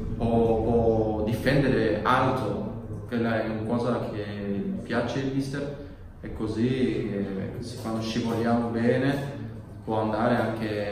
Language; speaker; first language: Italian; non-native, learner; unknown